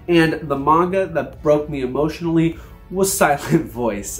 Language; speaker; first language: English; native; English